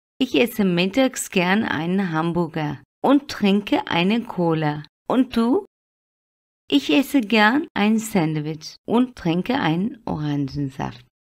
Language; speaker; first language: German; non-native, fluent; Turkish